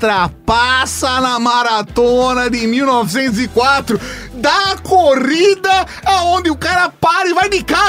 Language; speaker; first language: Portuguese; native; Portuguese